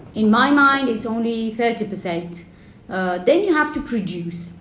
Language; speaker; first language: English; non-native, fluent; Persian